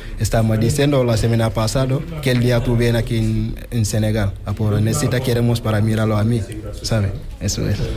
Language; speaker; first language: Spanish; non-native, learner; Wolof